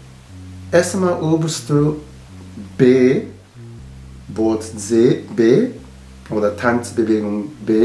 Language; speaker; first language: German; non-native, learner; Japanese